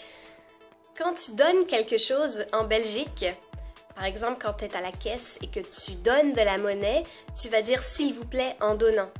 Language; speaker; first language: French; native; French